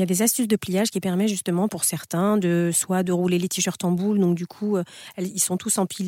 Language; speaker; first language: French; native; French